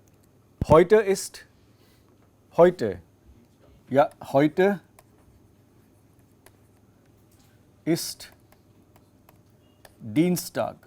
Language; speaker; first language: German; non-native, fluent; English